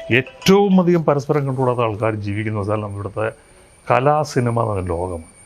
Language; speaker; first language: Malayalam; native; Malayalam